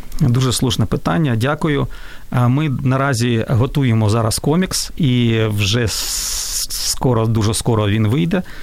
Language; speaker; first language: Ukrainian; non-native, local second language; Russian